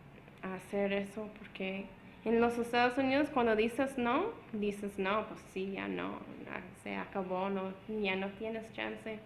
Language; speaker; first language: Spanish; non-native, fluent; English